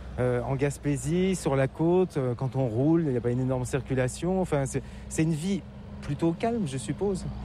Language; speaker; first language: French; native; French